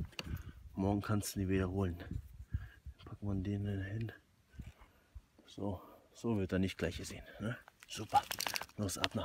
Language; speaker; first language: German; native; German